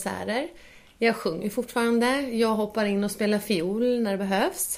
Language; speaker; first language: Swedish; native; Swedish